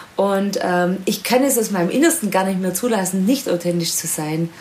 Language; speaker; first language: German; native; German